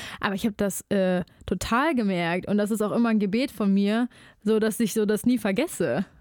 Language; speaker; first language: German; native; German